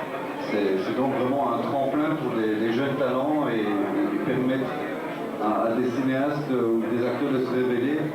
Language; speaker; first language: French; native; French